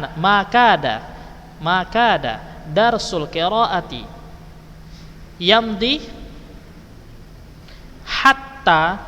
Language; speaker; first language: Arabic; non-native, fluent; Indonesian